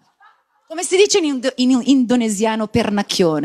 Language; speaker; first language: Italian; native; Italian